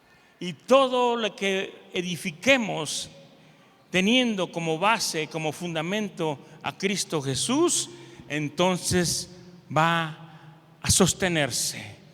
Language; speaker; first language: Spanish; native; Spanish